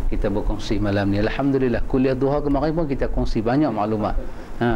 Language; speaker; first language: Malay; native; Malay